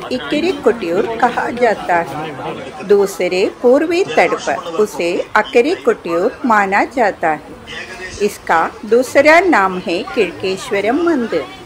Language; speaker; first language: Hindi; non-native, local second language; Malayalam